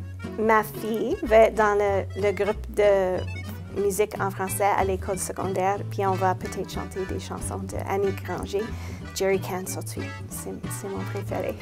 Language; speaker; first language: French; non-native, local second language; English